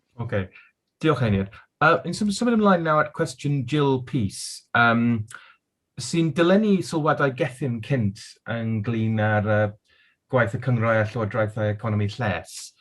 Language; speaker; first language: Welsh; non-native, local second language; English